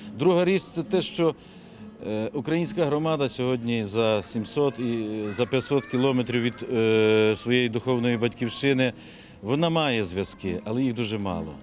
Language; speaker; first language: Ukrainian; native; Ukrainian